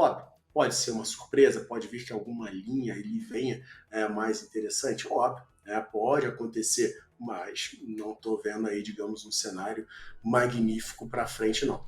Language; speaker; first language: Portuguese; native; Portuguese